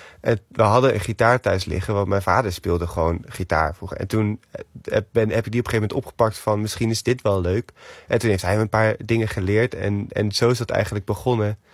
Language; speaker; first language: Dutch; native; Dutch